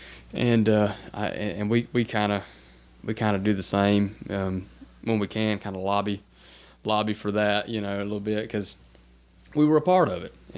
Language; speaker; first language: English; native; English